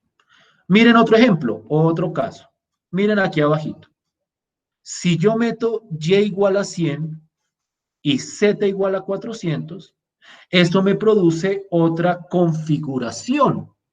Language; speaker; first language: Spanish; native; Spanish